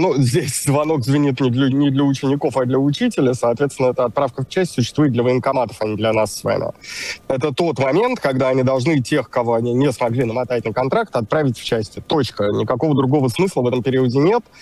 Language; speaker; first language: Russian; native; Russian